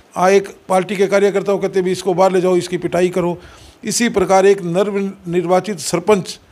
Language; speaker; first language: Hindi; native; Hindi